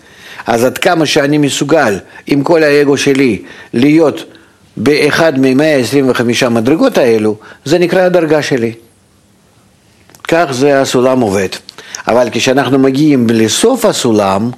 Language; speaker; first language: Hebrew; non-native, fluent; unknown